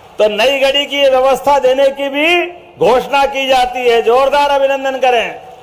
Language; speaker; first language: Hindi; native; Hindi